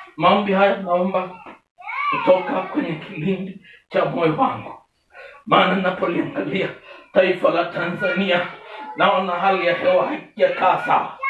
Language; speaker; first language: Swahili; non-native, local second language; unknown